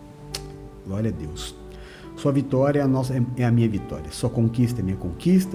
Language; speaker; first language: Portuguese; native; Portuguese